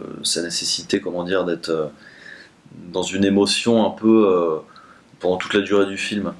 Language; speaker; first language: French; native; French